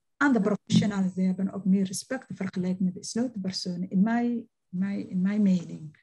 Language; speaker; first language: Dutch; non-native, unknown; Somali